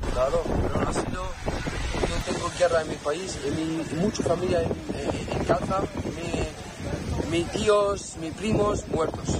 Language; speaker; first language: Spanish; non-native, learner; Arabic